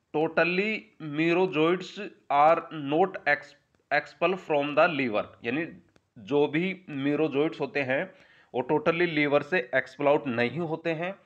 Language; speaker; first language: Hindi; native; Hindi